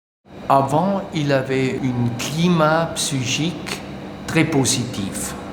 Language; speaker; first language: French; non-native, learner; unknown